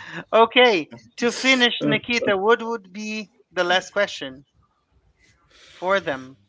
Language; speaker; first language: English; non-native, fluent; Portuguese